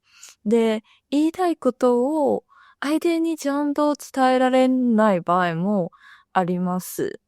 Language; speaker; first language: Japanese; non-native, fluent; Chinese